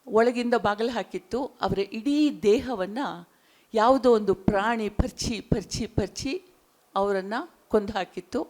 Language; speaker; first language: Kannada; non-native, local second language; Konkani